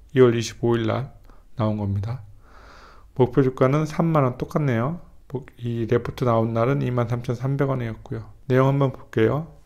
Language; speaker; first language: Korean; native; Korean